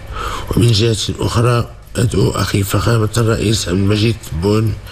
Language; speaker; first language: Arabic; native; Arabic